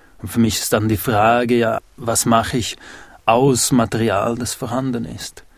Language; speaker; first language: German; non-native, local second language; Romansh